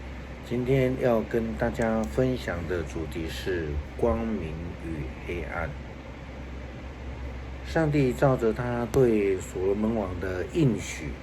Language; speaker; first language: Chinese; native; Chinese